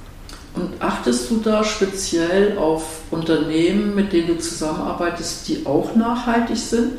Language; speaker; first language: German; native; German